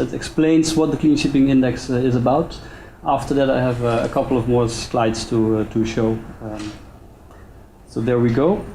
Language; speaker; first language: English; non-native, fluent; Dutch